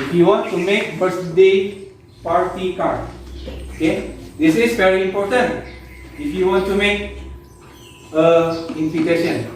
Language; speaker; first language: English; non-native, learner; Indonesian